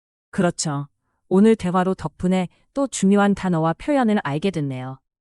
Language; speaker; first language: Korean; non-native, fluent; Chinese